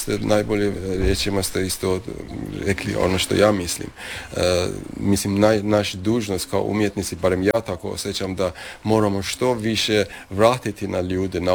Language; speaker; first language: Croatian; non-native, fluent; Persian